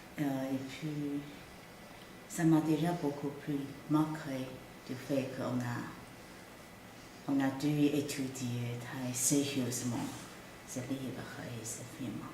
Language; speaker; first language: French; non-native, fluent; Chinese